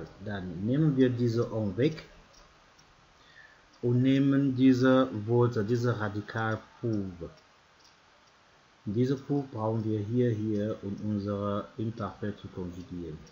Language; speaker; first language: German; non-native, fluent; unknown